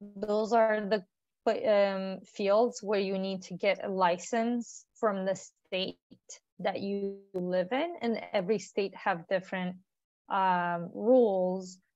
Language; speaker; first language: English; non-native, fluent; Turkish